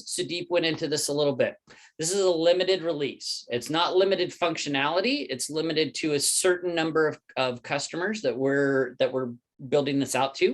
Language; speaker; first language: English; native; English